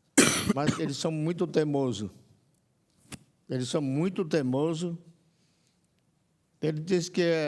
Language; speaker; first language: Portuguese; non-native, local second language; Yanomámi